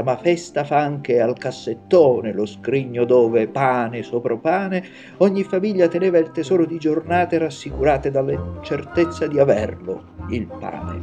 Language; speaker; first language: Italian; native; Italian